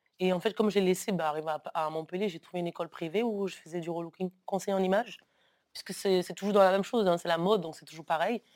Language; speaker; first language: French; early bilingual, other home language; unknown